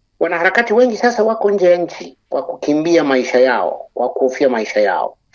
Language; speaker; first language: Swahili; non-native, local second language; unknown